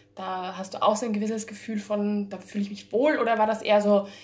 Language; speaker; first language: German; early bilingual, heritage; German